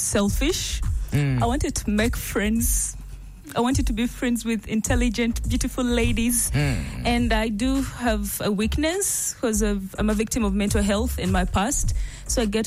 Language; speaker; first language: English; non-native, local second language; Ganda